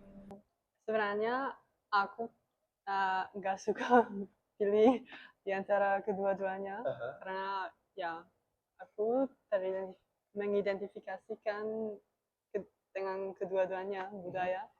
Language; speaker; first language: Indonesian; non-native, learner; German